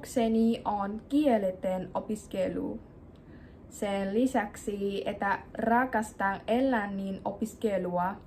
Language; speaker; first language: Finnish; non-native, learner; Vietnamese